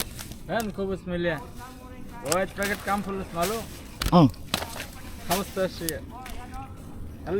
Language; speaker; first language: Arabic; non-native, learner; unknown